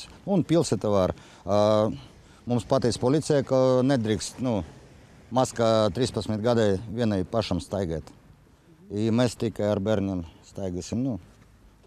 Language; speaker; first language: Latvian; non-native, local second language; Russian